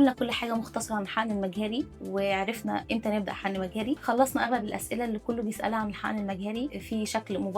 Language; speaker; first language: Arabic; native; Arabic